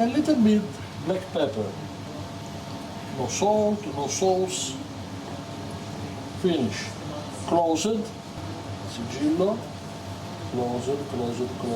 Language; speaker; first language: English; non-native, learner; Italian